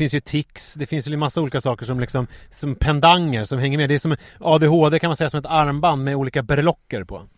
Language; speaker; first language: Swedish; native; Swedish